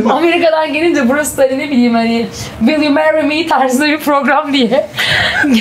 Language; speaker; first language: Turkish; native; Turkish